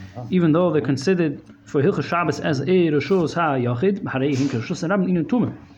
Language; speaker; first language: English; native; English